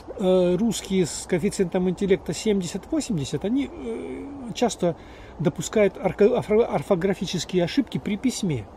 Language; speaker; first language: Russian; native; Russian